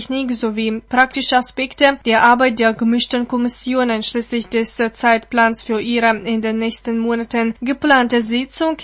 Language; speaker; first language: German; non-native, fluent; Russian